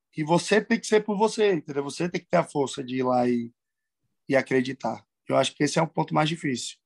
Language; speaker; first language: Portuguese; native; Portuguese